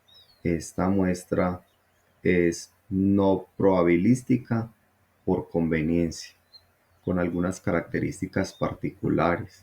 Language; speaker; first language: Spanish; native; Spanish